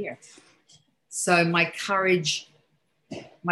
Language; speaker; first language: English; native; English